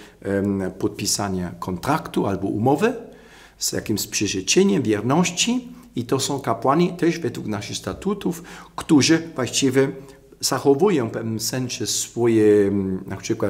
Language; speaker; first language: Polish; non-native, fluent; German